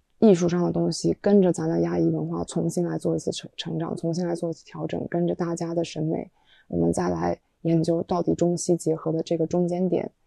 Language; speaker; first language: Chinese; native; Chinese